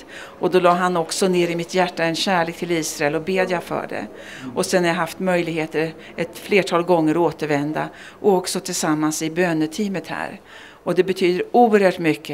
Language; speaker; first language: Swedish; native; Swedish